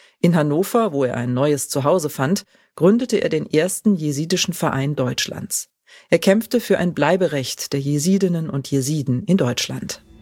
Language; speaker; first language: German; native; German